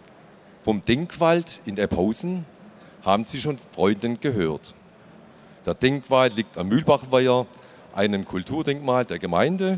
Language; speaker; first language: German; native; German